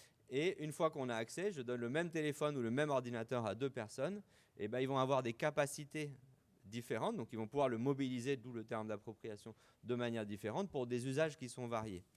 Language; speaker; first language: French; native; French